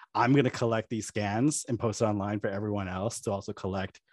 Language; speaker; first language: English; native; English